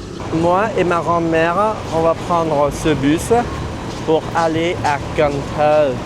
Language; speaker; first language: French; non-native, fluent; Vietnamese